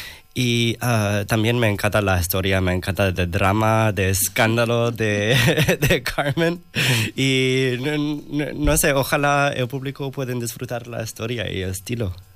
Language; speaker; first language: Spanish; non-native, learner; English